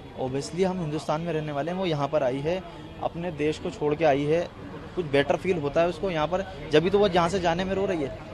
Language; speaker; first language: Hindi; native; Hindi